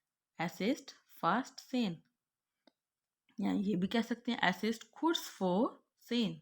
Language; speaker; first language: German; non-native, fluent; Urdu